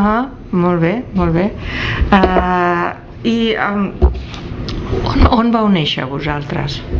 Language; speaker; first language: Catalan; native; Catalan